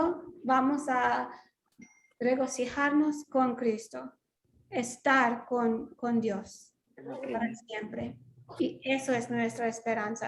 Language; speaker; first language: Spanish; non-native, fluent; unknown